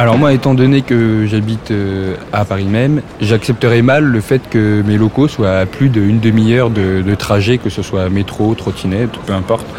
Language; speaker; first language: French; native; French